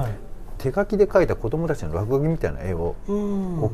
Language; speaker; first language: Japanese; native; Japanese